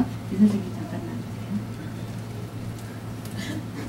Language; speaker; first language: Korean; native; Korean